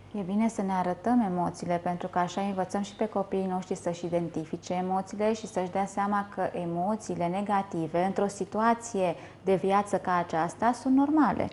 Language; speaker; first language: Romanian; native; Romanian